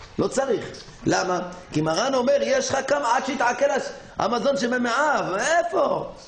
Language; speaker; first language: Hebrew; native; Hebrew